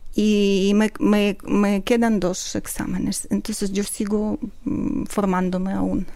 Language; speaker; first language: Spanish; non-native, fluent; Ukrainian